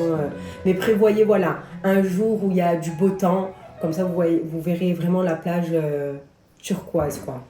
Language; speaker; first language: French; native; French